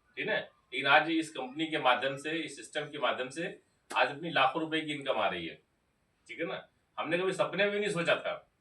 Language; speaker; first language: Hindi; native; Hindi